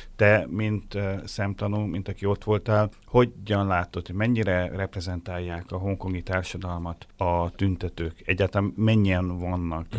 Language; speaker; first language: Hungarian; native; Hungarian